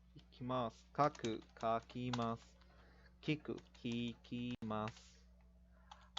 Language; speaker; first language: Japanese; non-native, fluent; Spanish